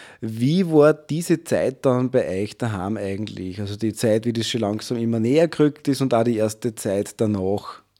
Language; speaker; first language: German; native; German